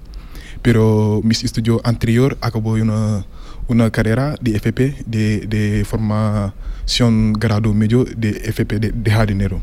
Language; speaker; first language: Spanish; non-native, learner; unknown